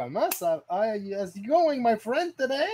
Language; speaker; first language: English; non-native, local second language; French